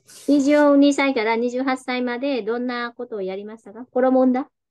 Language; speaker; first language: Japanese; non-native, fluent; Vietnamese